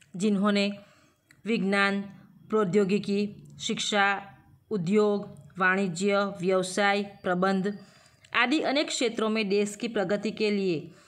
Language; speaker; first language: Hindi; non-native, local second language; Gujarati